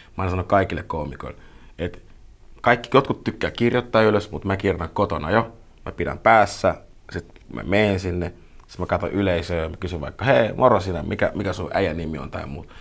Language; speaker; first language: Finnish; early bilingual, other home language; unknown